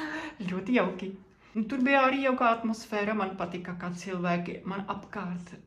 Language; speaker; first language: Latvian; non-native, fluent; Czech